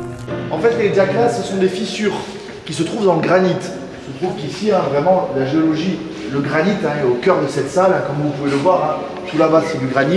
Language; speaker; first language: French; native; French